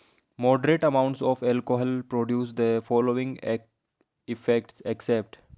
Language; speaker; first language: English; non-native, local second language; Hindi